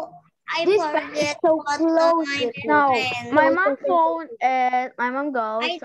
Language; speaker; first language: English; non-native, learner; Indonesian